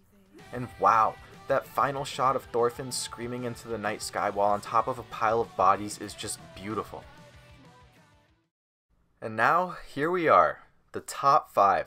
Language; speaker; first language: English; native; English